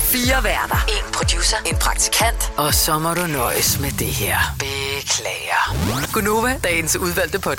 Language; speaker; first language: Danish; native; Danish